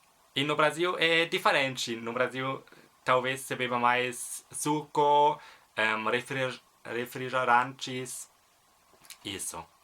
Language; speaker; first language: Portuguese; non-native, fluent; German